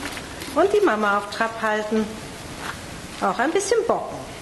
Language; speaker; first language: German; native; German